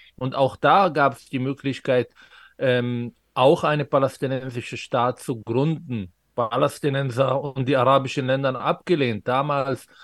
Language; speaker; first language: German; non-native, fluent; Arabic